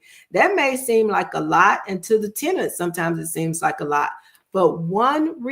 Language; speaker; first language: English; native; English